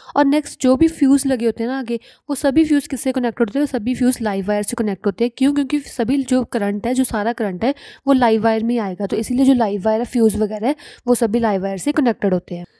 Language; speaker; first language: Hindi; native; Hindi